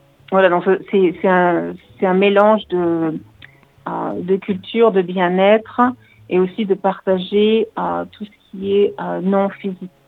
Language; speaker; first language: French; native; French